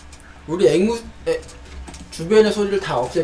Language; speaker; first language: Korean; native; Korean